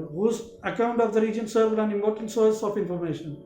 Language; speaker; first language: English; non-native, local second language; Malayalam